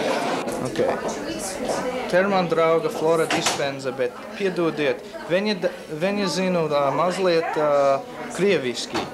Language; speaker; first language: Latvian; non-native, learner; English